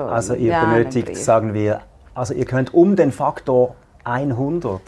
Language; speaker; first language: German; native; German